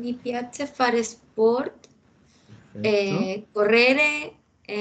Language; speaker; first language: Italian; non-native, learner; Spanish